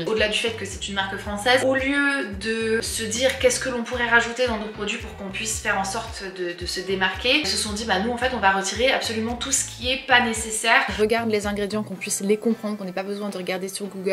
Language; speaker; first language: French; native; French